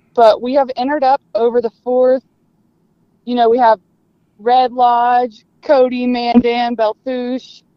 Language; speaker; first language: English; native; English